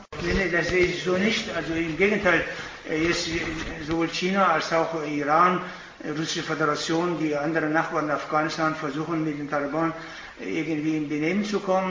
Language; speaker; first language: German; non-native, fluent; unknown